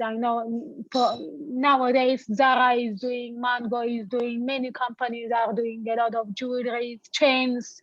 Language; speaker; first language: English; non-native, fluent; Turkish